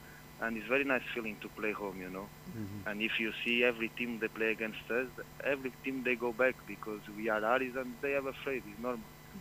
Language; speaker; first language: English; non-native, fluent; Portuguese